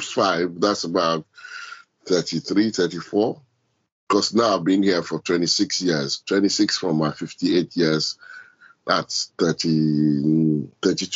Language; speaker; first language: English; non-native, local second language; Yoruba